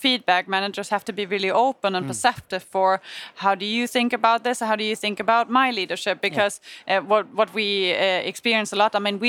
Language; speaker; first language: English; non-native, fluent; German